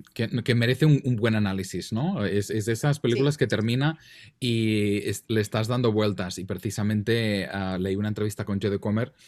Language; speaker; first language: Spanish; native; Spanish